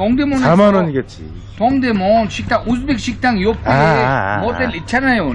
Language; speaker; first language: Korean; non-native, learner; Uzbek